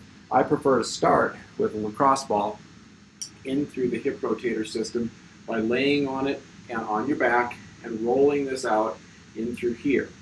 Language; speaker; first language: English; native; English